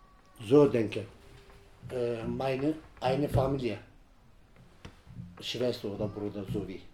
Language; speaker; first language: German; non-native, learner; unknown